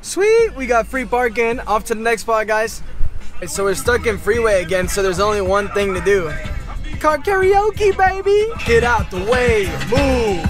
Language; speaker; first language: English; native; English